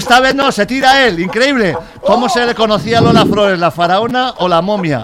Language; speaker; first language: Spanish; native; Spanish